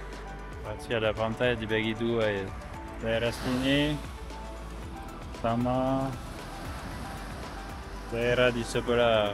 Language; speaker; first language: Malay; non-native, learner; French